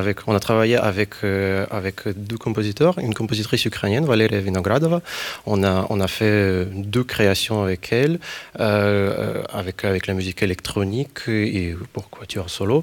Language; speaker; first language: French; non-native, fluent; Ukrainian